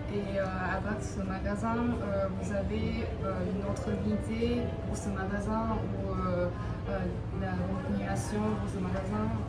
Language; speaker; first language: French; non-native, learner; Chinese